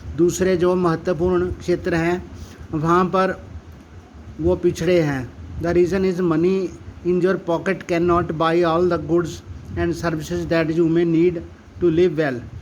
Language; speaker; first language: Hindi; non-native, local second language; Punjabi